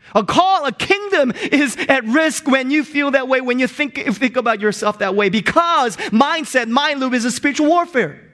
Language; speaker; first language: English; non-native, local second language; Korean